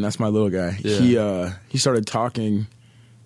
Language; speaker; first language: English; native; English